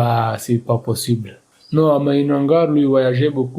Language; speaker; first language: French; non-native, learner; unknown